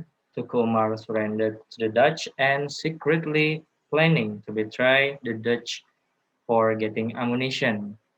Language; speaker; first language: English; non-native, learner; Indonesian